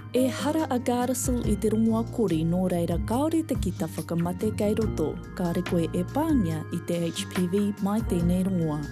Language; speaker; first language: Māori; native; Māori